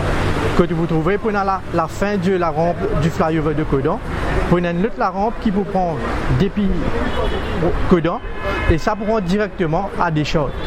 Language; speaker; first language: French; non-native, local second language; Morisyen